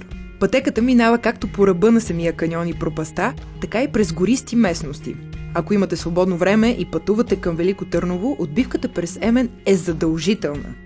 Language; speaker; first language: Bulgarian; native; Bulgarian